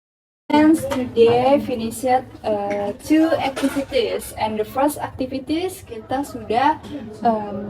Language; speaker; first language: English; non-native, learner; Indonesian